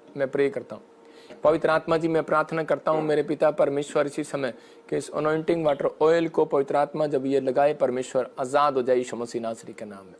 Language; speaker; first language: Hindi; non-native, local second language; Punjabi